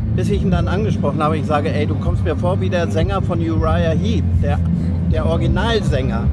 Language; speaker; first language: German; native; German